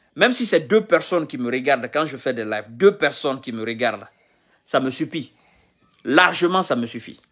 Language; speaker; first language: French; non-native, local second language; Mandingo